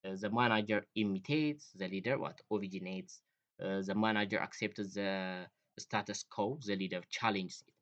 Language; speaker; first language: English; non-native, local second language; Amharic